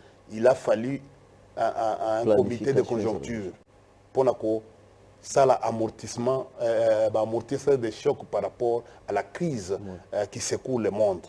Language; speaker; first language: French; non-native, local second language; Lingala